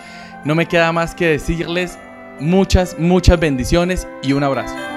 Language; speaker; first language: Spanish; native; Spanish